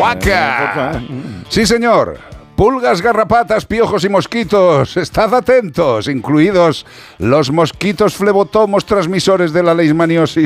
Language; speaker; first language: Spanish; native; Spanish